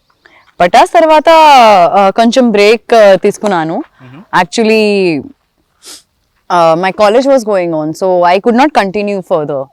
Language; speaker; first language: Telugu; non-native, learner; Gujarati